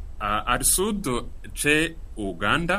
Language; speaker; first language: Italian; non-native, fluent; Kinyarwanda